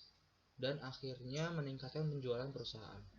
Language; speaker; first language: Indonesian; native; Indonesian